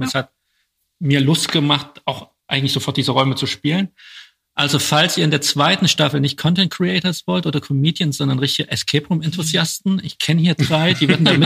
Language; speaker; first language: German; native; German